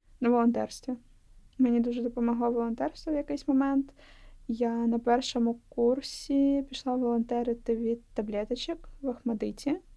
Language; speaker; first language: Ukrainian; non-native, local second language; Russian